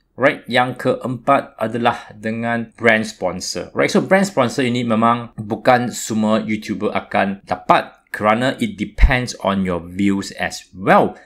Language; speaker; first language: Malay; non-native, local second language; Chinese